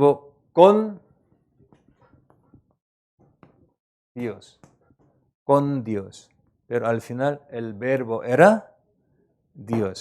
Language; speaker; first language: Spanish; non-native, learner; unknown